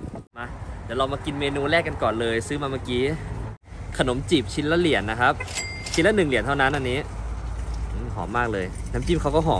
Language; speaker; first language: Thai; native; Thai